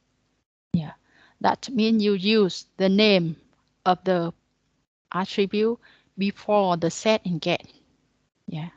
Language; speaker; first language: English; non-native, learner; Vietnamese